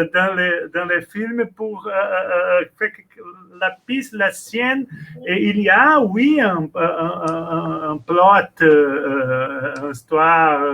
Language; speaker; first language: French; non-native, learner; Portuguese